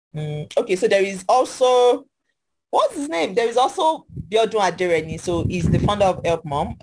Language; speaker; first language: English; non-native, local second language; Yoruba